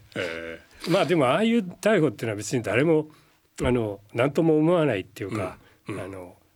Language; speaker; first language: Japanese; native; Japanese